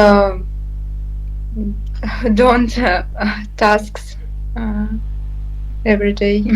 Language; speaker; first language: English; non-native, learner; Russian